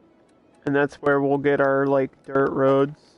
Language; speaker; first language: English; native; English